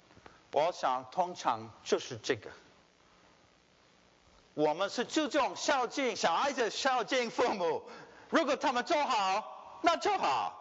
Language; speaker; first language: Chinese; early bilingual, heritage; Chinese